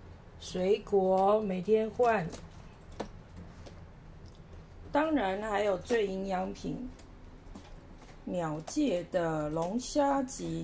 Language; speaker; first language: Chinese; native; Chinese